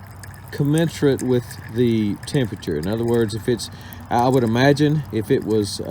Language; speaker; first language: English; native; English